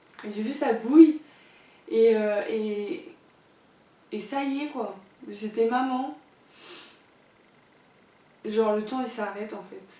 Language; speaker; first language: French; native; French